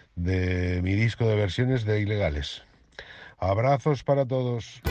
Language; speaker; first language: Spanish; native; Spanish